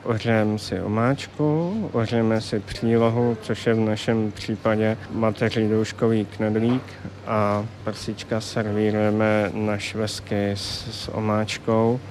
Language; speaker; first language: Czech; native; Czech